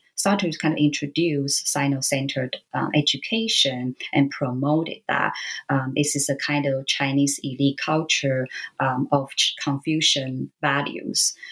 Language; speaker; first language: English; non-native, fluent; Chinese